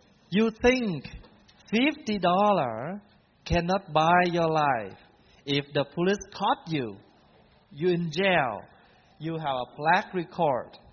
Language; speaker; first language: English; non-native, fluent; Vietnamese